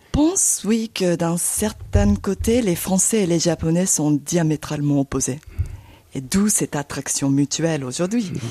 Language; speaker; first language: French; non-native, fluent; Japanese